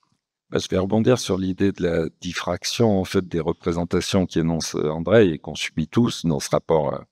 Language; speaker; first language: French; native; French